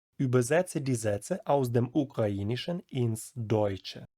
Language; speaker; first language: German; non-native, fluent; Ukrainian